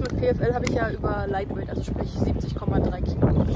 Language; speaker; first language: German; native; German